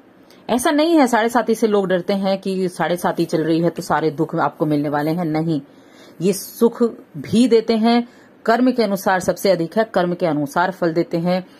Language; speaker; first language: Hindi; native; Hindi